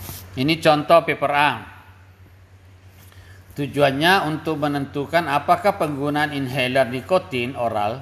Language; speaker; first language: Indonesian; native; Indonesian